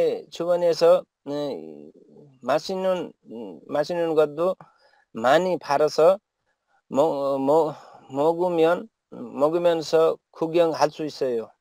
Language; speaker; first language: Korean; non-native, learner; Nepali